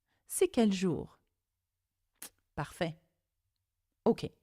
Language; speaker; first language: French; non-native, fluent; English